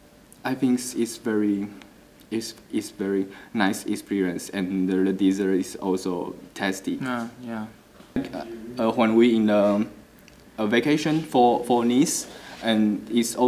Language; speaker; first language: English; non-native, learner; Chinese